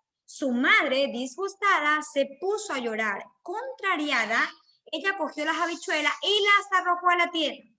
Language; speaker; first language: Spanish; native; Spanish